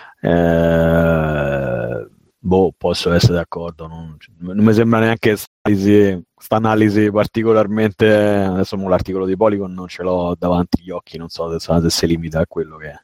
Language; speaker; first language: Italian; native; Italian